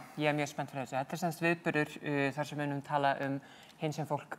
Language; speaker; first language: Icelandic; native; Icelandic